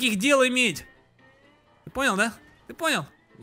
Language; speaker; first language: Russian; native; Russian